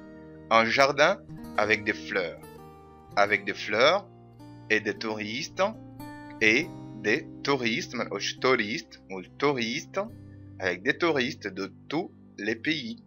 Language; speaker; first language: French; non-native, fluent; Arabic